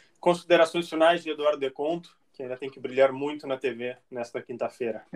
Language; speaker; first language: Portuguese; native; Portuguese